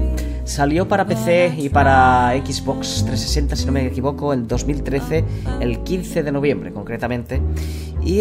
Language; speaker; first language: Spanish; native; Spanish